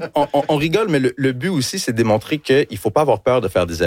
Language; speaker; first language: French; early bilingual, heritage; French